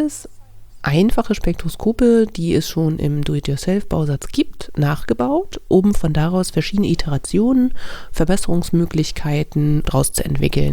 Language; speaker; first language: German; native; German